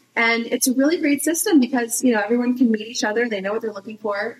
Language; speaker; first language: English; native; English